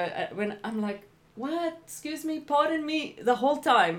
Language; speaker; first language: English; non-native, local second language; Afrikaans